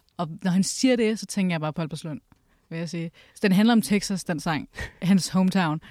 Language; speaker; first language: Danish; early bilingual, other home language; Kurdish